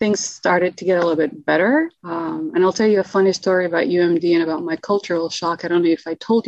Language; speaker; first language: English; non-native, fluent; Arabic